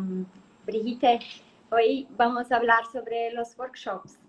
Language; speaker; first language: Spanish; non-native, learner; Portuguese